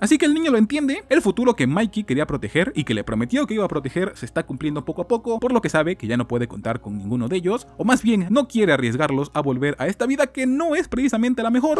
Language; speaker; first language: Spanish; native; Spanish